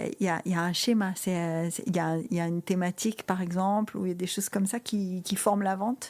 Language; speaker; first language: French; native; French